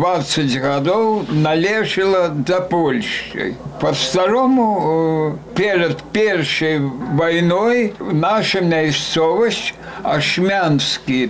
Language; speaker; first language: Belarusian; native; Belarusian